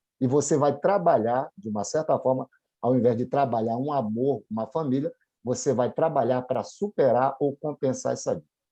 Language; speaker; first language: Portuguese; native; Portuguese